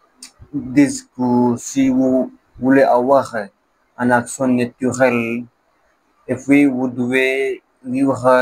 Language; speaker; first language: French; non-native, learner; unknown